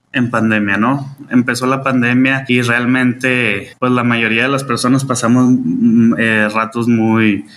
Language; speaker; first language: Spanish; native; Spanish